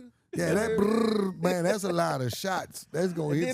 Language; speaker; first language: English; native; English